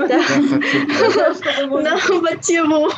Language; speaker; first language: Russian; non-native, learner; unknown